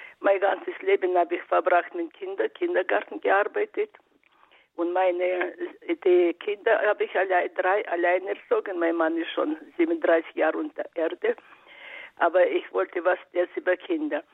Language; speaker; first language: German; non-native, learner; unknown